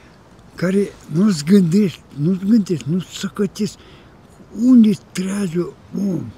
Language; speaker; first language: Romanian; non-native, local second language; Gagauz